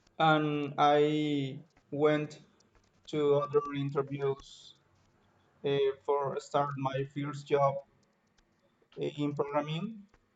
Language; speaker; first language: English; non-native, learner; Spanish